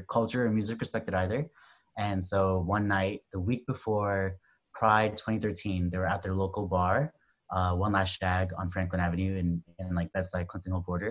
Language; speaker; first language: English; native; English